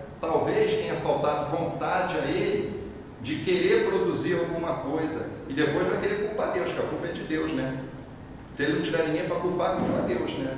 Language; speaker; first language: Portuguese; native; Portuguese